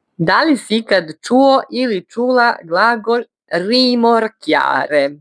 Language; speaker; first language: Bosnian; early bilingual, heritage; Bosnian